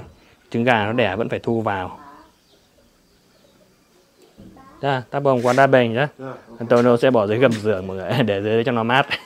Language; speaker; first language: Vietnamese; native; Vietnamese